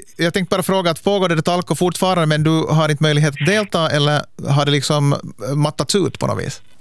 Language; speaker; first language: Swedish; native; Swedish